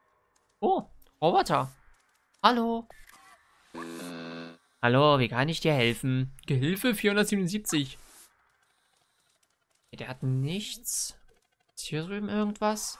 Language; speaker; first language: German; native; German